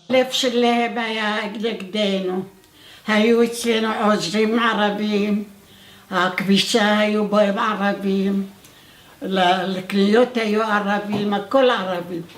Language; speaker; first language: Hebrew; non-native, fluent; Arabic